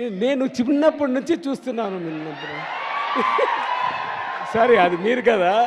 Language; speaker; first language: Telugu; non-native, learner; Tamil